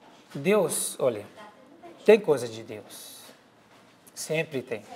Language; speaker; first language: Portuguese; non-native, learner; Arabic